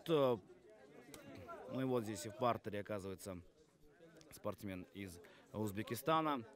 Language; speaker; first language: Russian; non-native, local second language; Kyrgyz